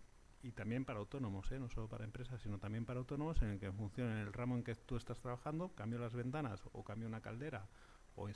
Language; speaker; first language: Spanish; native; Spanish